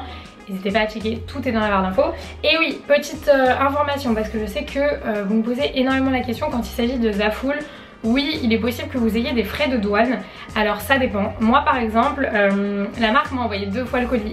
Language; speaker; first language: French; native; French